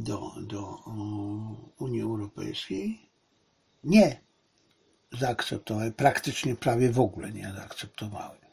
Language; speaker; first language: Polish; native; Polish